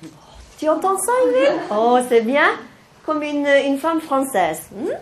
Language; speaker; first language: French; non-native, fluent; Norwegian